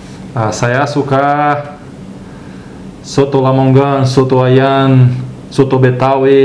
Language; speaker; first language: Indonesian; non-native, learner; Portuguese